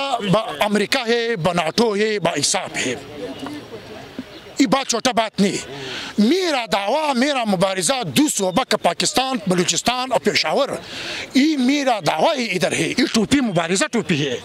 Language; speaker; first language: Hindi; non-native, learner; Pashto